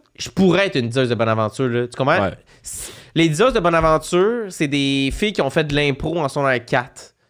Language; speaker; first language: French; native; French